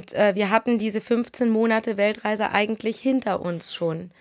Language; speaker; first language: German; native; German